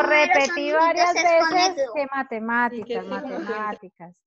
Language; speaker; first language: Spanish; native; Spanish